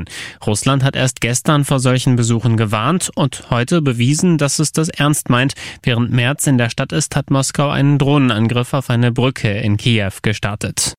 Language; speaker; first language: German; native; German